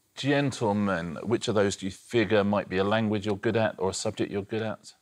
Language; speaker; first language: English; native; English